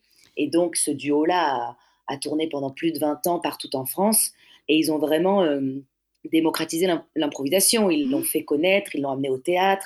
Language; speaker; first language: French; native; French